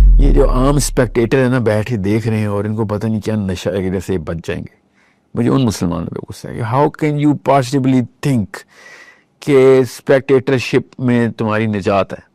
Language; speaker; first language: Urdu; early bilingual, heritage; Urdu